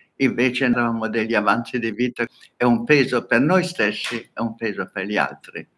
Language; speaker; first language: Italian; non-native, fluent; Hungarian